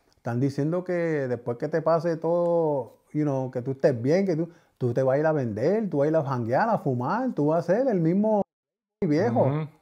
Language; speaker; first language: Spanish; early bilingual, heritage; Spanish